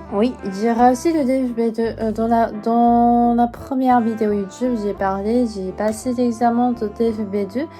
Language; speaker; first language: French; non-native, fluent; Japanese